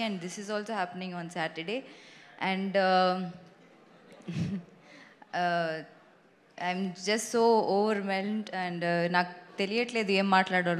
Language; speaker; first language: Telugu; non-native, fluent; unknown